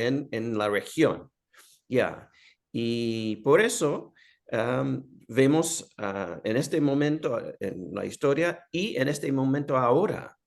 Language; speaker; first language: Spanish; non-native, fluent; English